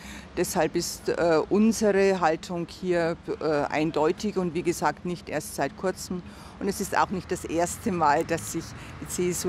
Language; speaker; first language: German; native; German